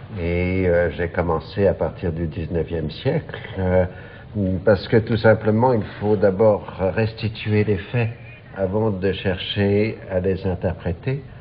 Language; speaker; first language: French; native; French